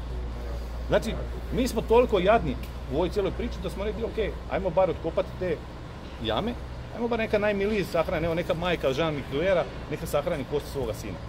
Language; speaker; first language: Croatian; native; Croatian